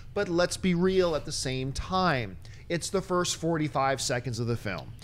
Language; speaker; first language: English; native; English